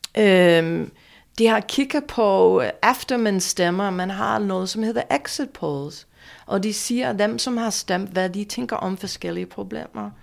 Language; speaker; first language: Danish; non-native, fluent; English